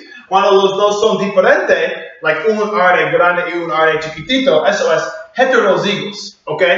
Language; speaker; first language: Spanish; non-native, learner; English